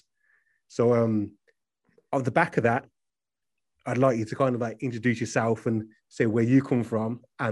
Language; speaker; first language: English; native; English